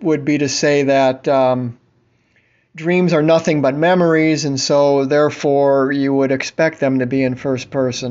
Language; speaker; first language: English; native; English